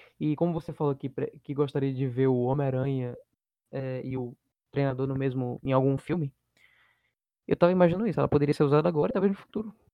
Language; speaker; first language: Portuguese; native; Portuguese